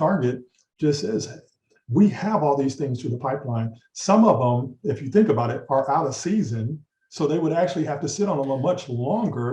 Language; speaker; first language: English; native; English